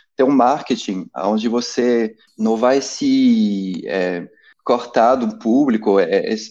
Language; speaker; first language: Portuguese; non-native, fluent; French